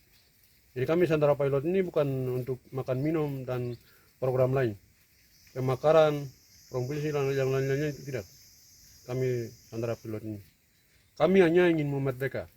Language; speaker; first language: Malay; non-native, local second language; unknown